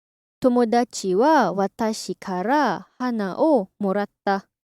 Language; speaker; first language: Japanese; non-native, learner; English